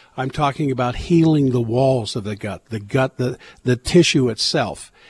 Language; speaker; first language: English; native; English